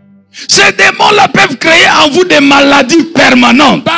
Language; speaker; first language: French; non-native, local second language; Lingala